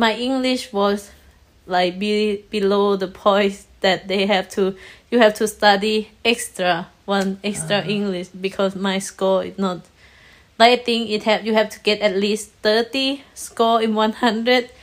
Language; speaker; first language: English; non-native, learner; Thai